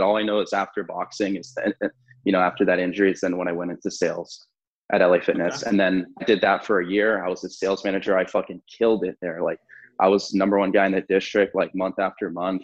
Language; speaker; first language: English; native; English